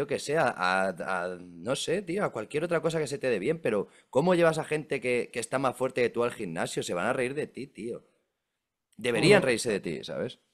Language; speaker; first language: Spanish; native; Spanish